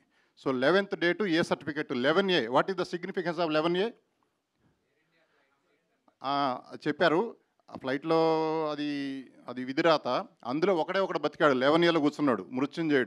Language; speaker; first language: Telugu; native; Telugu